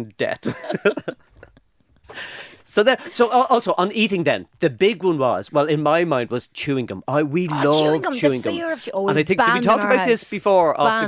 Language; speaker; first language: English; native; English